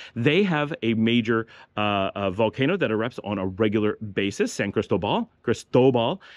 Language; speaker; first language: English; native; English